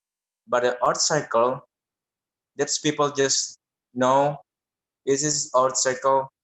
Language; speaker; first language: English; non-native, learner; Indonesian